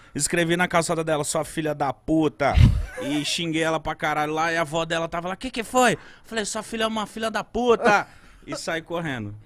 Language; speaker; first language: Portuguese; native; Portuguese